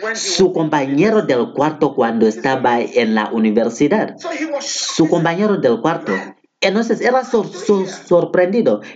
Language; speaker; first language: Spanish; non-native, fluent; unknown